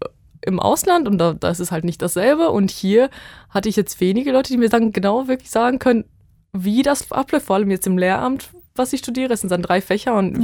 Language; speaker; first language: German; non-native, fluent; Bosnian